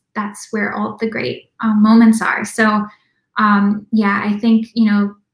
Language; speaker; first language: English; native; English